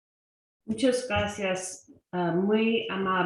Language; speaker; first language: Spanish; non-native, learner; English